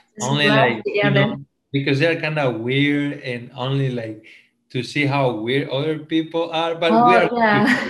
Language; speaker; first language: English; non-native, fluent; Spanish